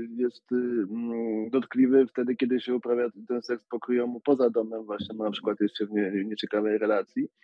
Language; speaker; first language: Polish; native; Polish